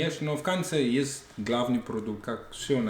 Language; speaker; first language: Russian; non-native, fluent; English